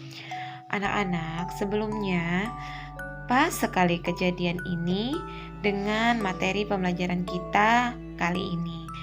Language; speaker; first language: Indonesian; native; Indonesian